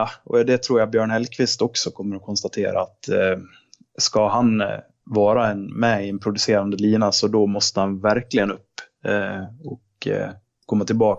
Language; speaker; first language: Swedish; native; Swedish